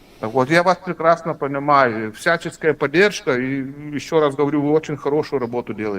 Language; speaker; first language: Russian; non-native, fluent; Lithuanian